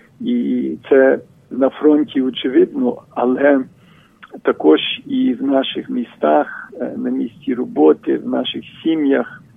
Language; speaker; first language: Ukrainian; early bilingual, heritage; Ukrainian